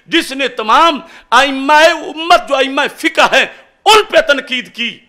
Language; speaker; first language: Urdu; non-native, local second language; Punjabi